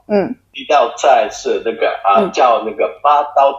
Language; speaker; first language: Chinese; non-native, fluent; Japanese